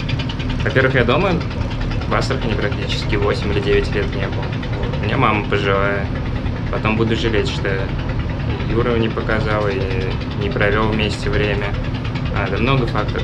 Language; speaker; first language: Russian; native; Russian